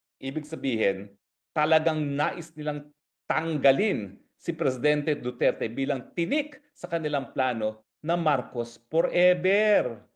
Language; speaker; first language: Filipino; native; Filipino